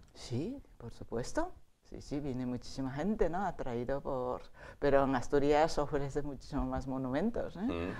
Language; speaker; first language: Spanish; non-native, fluent; Japanese